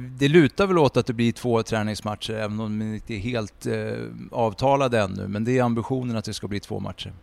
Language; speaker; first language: Swedish; native; Swedish